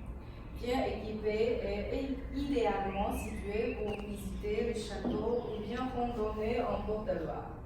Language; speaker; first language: French; non-native, fluent; Chinese